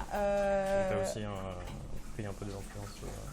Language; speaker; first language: French; native; French